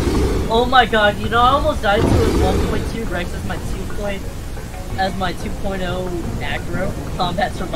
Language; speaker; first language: English; native; English